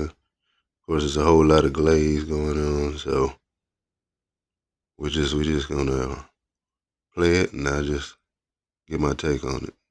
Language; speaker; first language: English; native; English